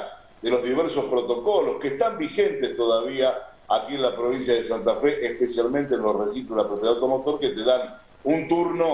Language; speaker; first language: Spanish; native; Spanish